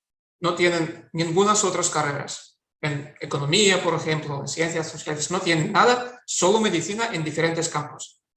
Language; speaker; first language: Spanish; non-native, fluent; Russian